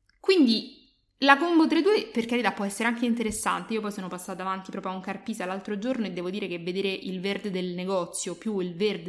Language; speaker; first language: Italian; native; Italian